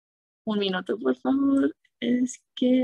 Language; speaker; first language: Spanish; non-native, learner; English